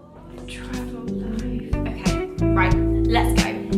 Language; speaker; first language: English; native; English